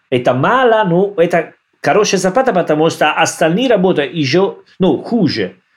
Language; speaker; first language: Russian; non-native, learner; Italian